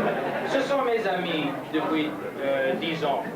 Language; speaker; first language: French; non-native, learner; English